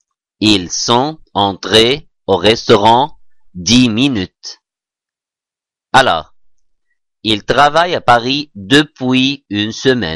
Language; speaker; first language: French; non-native, fluent; Arabic